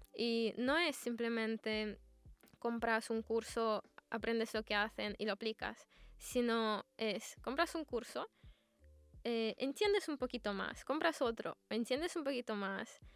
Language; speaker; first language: Spanish; non-native, fluent; Russian